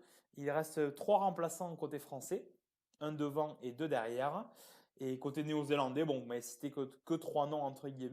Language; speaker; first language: French; native; French